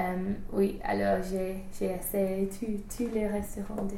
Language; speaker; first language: French; non-native, fluent; English